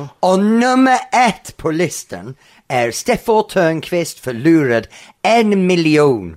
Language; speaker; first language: Swedish; non-native, fluent; English